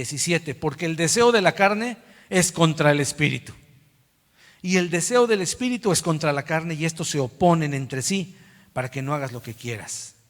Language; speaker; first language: Spanish; native; Spanish